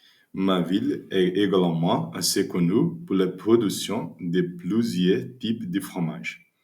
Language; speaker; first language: French; non-native, learner; Portuguese